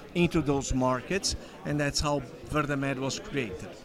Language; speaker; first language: English; non-native, fluent; Portuguese